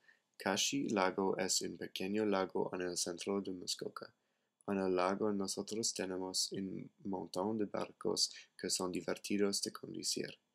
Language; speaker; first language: Spanish; non-native, learner; English